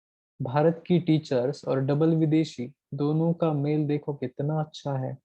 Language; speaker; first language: Hindi; native; Hindi